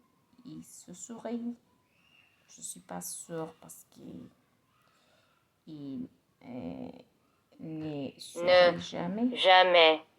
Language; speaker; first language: French; non-native, learner; Spanish